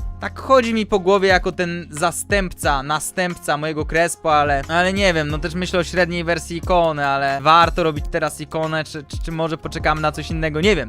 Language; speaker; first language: Polish; native; Polish